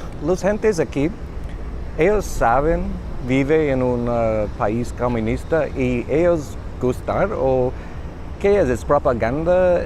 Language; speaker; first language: Spanish; non-native, learner; English